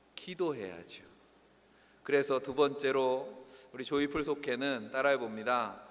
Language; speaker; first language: Korean; native; Korean